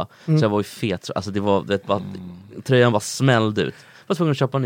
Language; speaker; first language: Swedish; native; Swedish